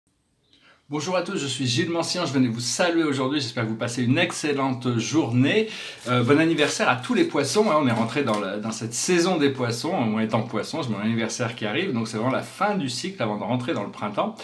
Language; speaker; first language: French; native; French